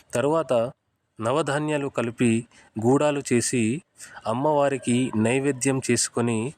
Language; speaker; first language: Telugu; non-native, local second language; Lambadi